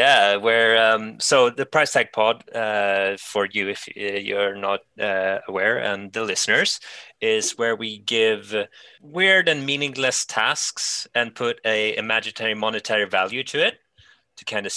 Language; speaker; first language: English; non-native, fluent; Swedish